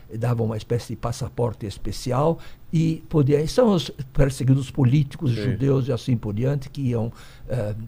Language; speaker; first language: Portuguese; early bilingual, other home language; Hungarian